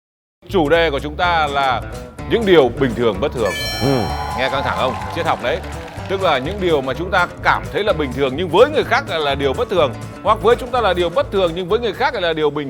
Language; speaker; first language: Vietnamese; native; Vietnamese